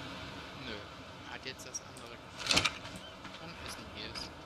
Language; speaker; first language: German; native; German